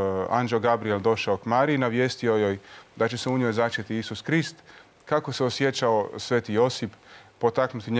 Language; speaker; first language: Croatian; native; Croatian